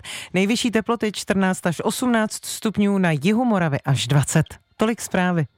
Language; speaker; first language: Czech; native; Czech